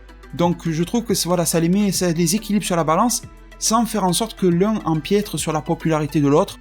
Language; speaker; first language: French; native; French